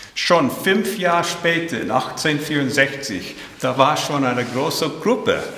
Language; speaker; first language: German; early bilingual, heritage; German